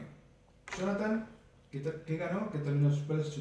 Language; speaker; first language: Spanish; native; Spanish